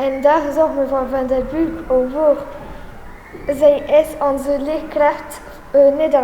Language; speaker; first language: Dutch; non-native, local second language; French